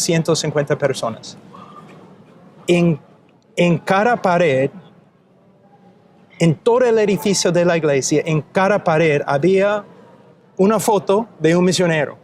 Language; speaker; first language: Spanish; non-native, fluent; English